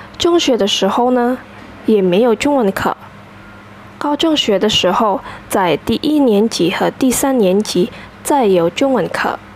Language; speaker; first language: Chinese; non-native, fluent; Indonesian